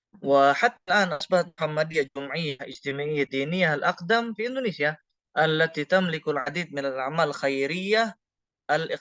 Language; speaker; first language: Arabic; non-native, learner; Indonesian